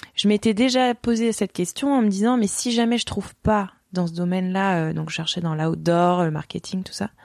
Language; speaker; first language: French; native; French